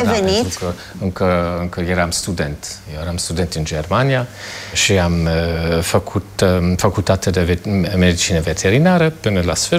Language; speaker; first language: Romanian; non-native, fluent; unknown